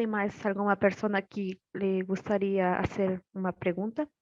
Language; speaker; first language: Spanish; non-native, learner; Portuguese